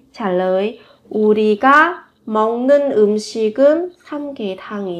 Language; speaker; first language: Korean; non-native, fluent; Vietnamese